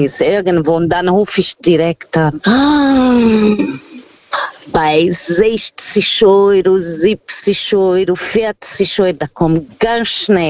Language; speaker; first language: German; non-native, fluent; Portuguese